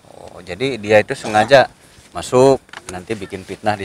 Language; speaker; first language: Indonesian; native; Indonesian